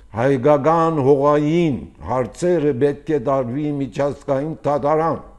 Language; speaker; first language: Armenian; early bilingual, heritage; Armenian